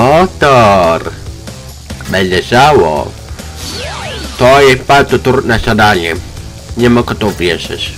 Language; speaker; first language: Polish; non-native, learner; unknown